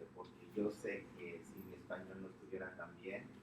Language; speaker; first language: Spanish; early bilingual, heritage; Spanish